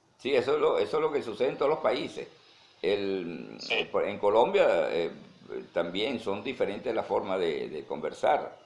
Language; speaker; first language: Spanish; native; Spanish